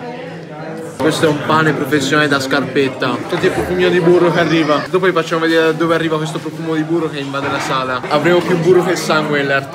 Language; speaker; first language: Italian; native; Italian